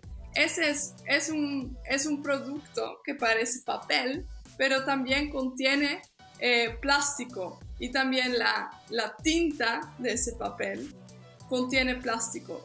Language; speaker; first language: Spanish; non-native, fluent; Dutch